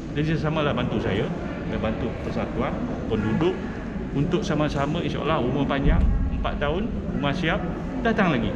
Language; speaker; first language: Malay; native; Malay